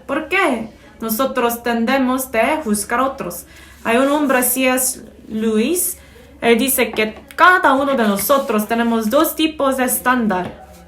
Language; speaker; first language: Spanish; non-native, fluent; Korean